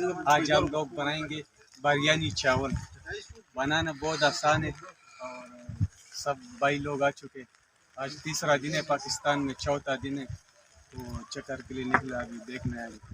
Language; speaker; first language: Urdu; non-native, local second language; Pashto